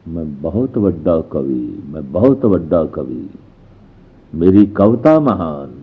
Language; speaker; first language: Hindi; non-native, local second language; Punjabi